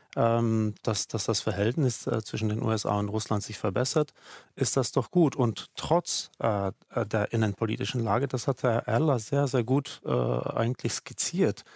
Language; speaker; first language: German; non-native, fluent; Czech